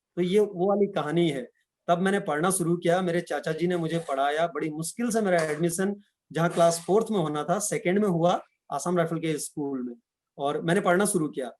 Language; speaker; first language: Hindi; non-native, local second language; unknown